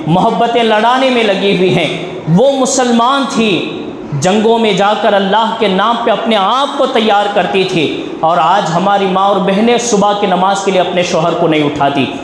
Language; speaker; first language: Urdu; native; Urdu